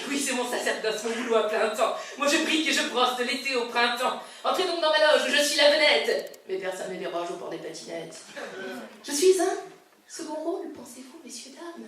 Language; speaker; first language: French; native; French